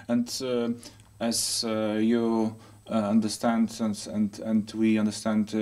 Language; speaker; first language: English; non-native, fluent; Polish